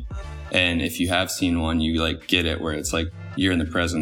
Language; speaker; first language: English; native; English